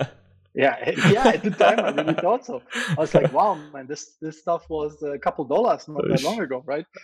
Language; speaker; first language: English; non-native, fluent; German